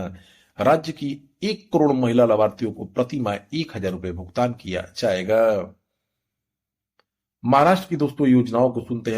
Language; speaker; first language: Hindi; native; Hindi